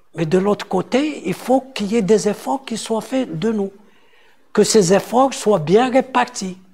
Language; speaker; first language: French; non-native, local second language; Arabic